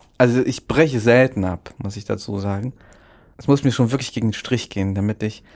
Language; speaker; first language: German; early bilingual, other home language; Russian